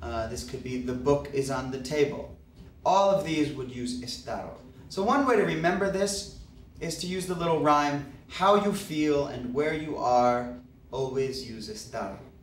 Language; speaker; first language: English; native; English